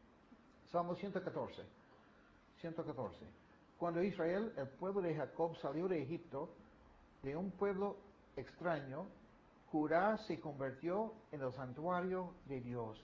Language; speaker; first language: Spanish; non-native, fluent; English